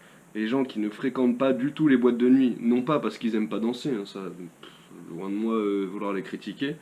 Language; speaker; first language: French; native; French